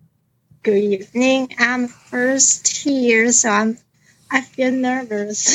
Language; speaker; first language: English; non-native, learner; Chinese